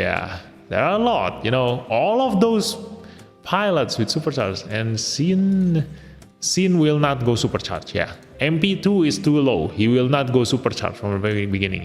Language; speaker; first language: English; non-native, fluent; Indonesian